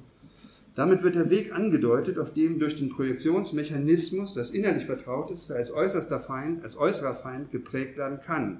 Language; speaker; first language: German; native; German